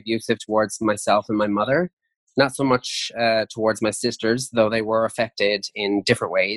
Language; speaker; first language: English; native; English